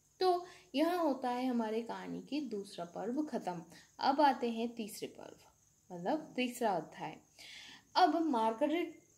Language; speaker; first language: Hindi; non-native, local second language; Bangla